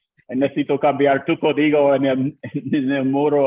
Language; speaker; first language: Spanish; non-native, learner; English